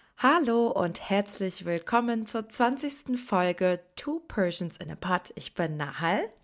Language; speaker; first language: German; early bilingual, other home language; Persian